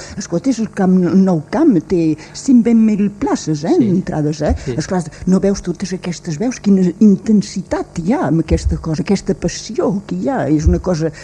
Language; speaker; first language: Catalan; native; Catalan